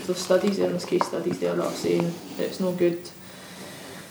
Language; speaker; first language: English; native; English